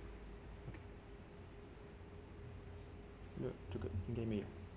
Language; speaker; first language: Chinese; non-native, learner; French